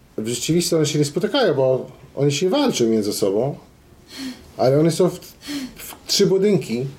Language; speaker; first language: Polish; non-native, fluent; Arabic